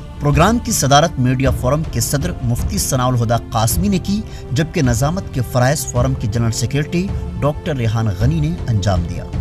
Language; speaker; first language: Urdu; native; Urdu